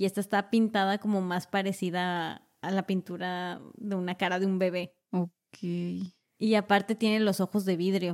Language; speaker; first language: Spanish; native; Spanish